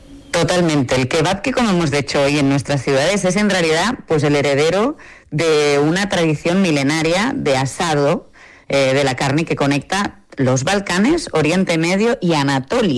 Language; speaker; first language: Spanish; native; Spanish